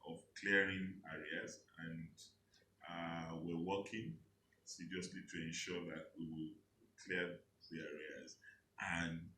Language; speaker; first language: English; non-native, local second language; Yoruba